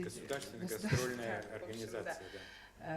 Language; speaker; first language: Russian; native; Russian